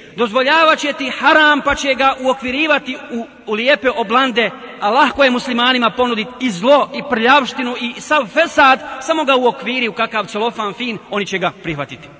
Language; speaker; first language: Bosnian; native; Bosnian